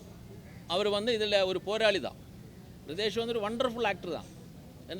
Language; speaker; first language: Tamil; non-native, learner; Malayalam